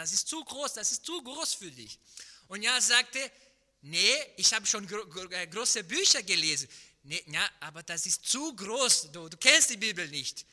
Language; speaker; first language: German; non-native, fluent; Portuguese